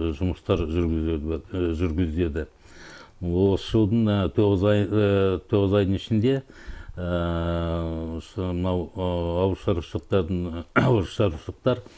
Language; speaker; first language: Kazakh; native; Kazakh